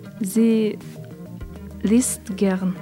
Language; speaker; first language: German; non-native, learner; Russian